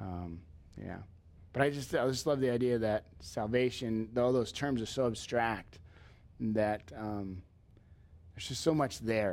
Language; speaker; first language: English; native; English